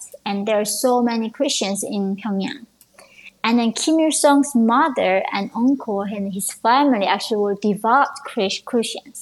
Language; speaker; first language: English; non-native, fluent; Korean